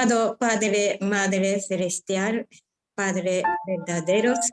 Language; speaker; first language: Spanish; non-native, fluent; Japanese